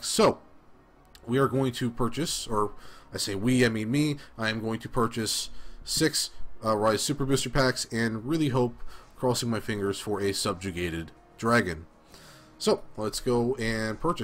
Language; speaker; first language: English; native; English